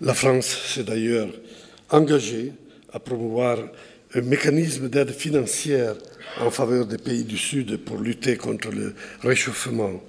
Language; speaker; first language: French; non-native, fluent; Italian